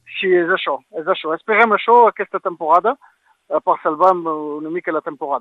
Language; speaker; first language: Catalan; non-native, local second language; French